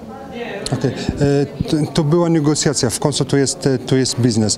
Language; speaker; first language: Polish; non-native, fluent; French